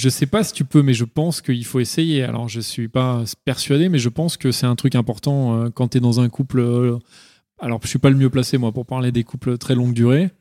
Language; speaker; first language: French; native; French